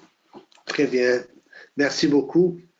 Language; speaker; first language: French; non-native, fluent; Portuguese